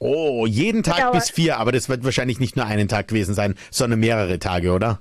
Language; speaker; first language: German; native; German